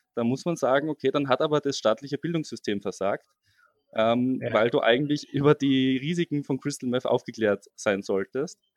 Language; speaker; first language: German; native; German